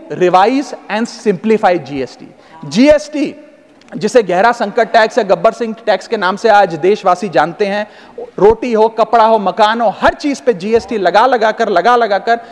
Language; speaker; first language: Hindi; native; Hindi